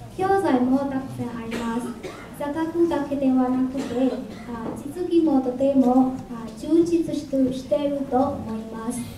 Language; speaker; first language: Japanese; non-native, learner; Burmese